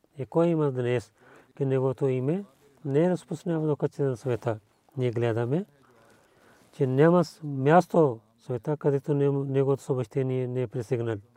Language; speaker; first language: Bulgarian; non-native, learner; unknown